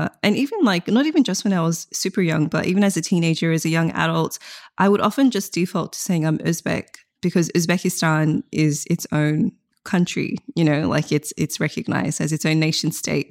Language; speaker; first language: English; early bilingual, other home language; Uyghur